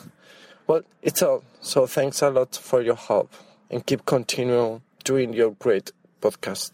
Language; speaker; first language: English; non-native, fluent; Spanish